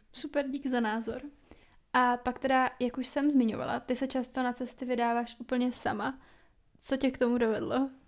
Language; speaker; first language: Czech; native; Czech